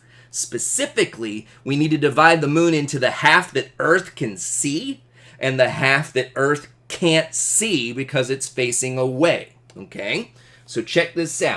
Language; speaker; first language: English; native; English